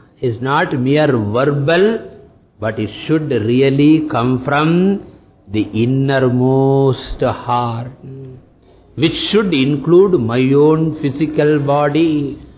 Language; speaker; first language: English; non-native, local second language; Tamil